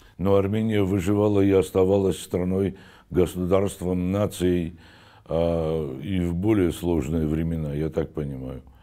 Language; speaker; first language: Russian; non-native, local second language; Armenian